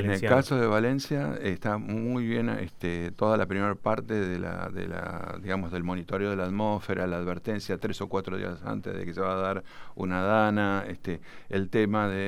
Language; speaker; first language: Spanish; native; Spanish